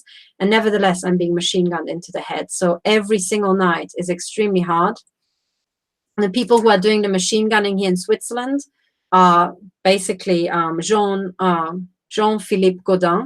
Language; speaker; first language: English; non-native, fluent; Romanian